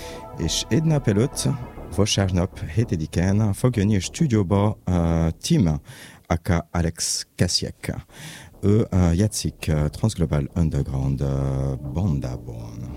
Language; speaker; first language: Hungarian; non-native, learner; French